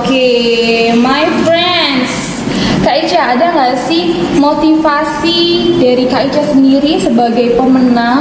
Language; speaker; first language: Indonesian; native; Indonesian